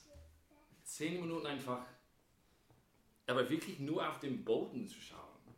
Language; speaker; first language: German; non-native, fluent; English